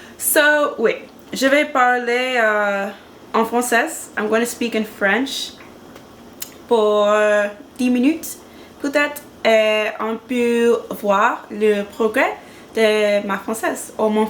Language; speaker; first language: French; non-native, learner; English